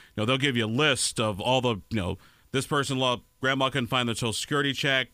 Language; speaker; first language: English; native; English